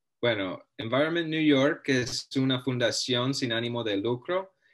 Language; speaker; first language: Spanish; non-native, fluent; English